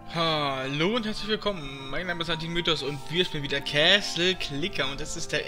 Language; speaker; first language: German; native; German